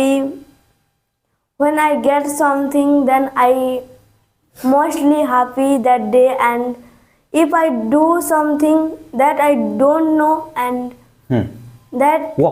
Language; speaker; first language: English; non-native, learner; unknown